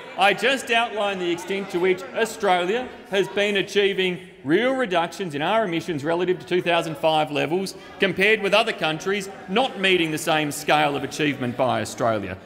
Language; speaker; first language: English; native; English